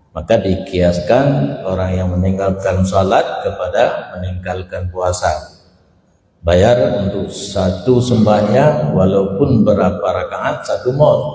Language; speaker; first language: Malay; non-native, local second language; Achinese